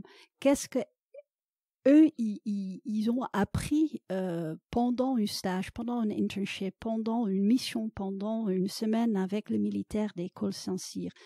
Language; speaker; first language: French; non-native, fluent; Dutch